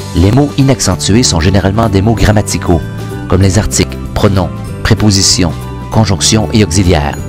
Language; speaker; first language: French; native; French